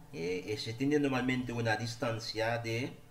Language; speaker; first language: Spanish; non-native, learner; Haitian Creole